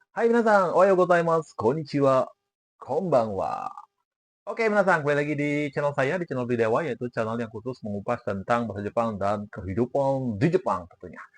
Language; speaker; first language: Indonesian; native; Indonesian